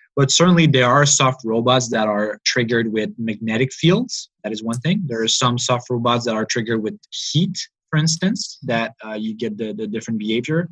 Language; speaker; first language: English; native; English